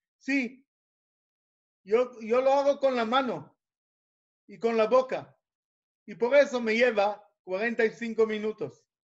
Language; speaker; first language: Spanish; non-native, fluent; Hebrew